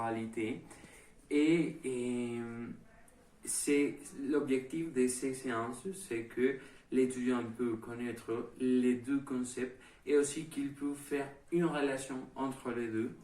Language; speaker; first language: French; non-native, learner; Spanish